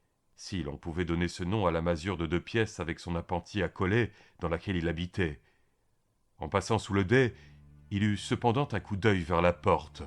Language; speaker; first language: French; native; French